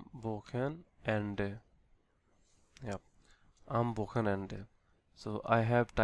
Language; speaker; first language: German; non-native, learner; Bangla